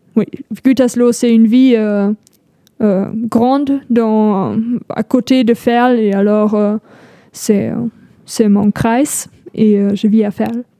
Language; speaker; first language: French; non-native, fluent; German